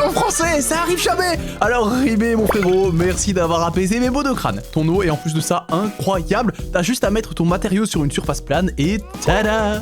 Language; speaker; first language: French; native; French